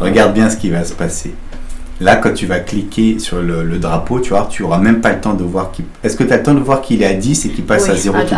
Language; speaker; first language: French; native; French